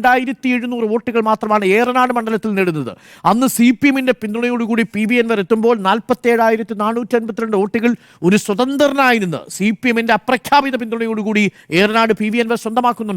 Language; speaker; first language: Malayalam; native; Malayalam